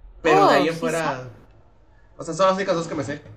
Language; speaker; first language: Spanish; native; Spanish